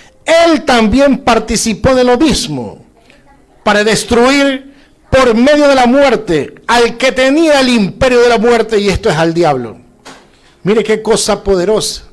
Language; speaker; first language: Spanish; native; Spanish